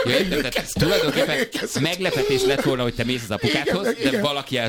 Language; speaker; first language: Hungarian; native; Hungarian